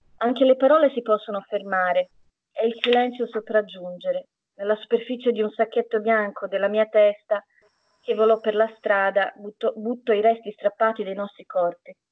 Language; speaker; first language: Italian; non-native, fluent; Bosnian